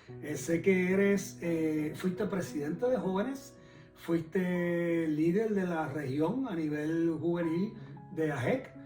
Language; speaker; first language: Spanish; native; Spanish